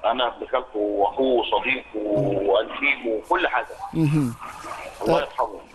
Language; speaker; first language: Arabic; native; Arabic